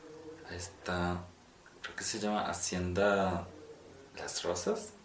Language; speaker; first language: Spanish; non-native, fluent; Polish